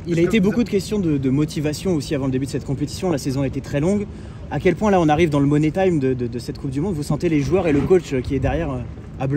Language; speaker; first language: French; native; French